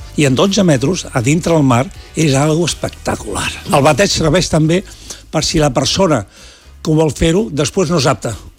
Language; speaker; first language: Catalan; native; Catalan